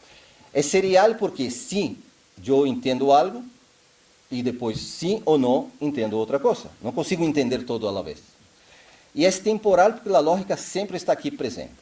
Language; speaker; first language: Spanish; non-native, fluent; Portuguese